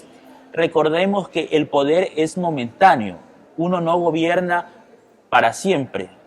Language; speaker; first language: Spanish; native; Spanish